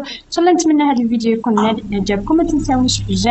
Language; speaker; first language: Arabic; native; Arabic